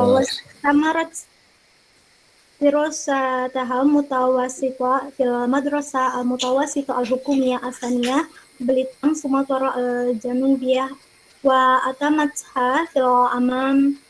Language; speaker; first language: Arabic; non-native, learner; Indonesian